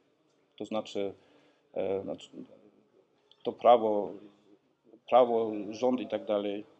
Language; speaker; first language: Polish; early bilingual, heritage; Polish